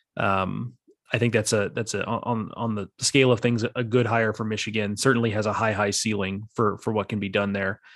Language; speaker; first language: English; native; English